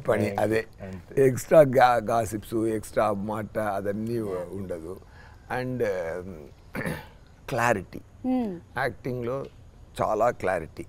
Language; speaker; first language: Telugu; non-native, fluent; Tamil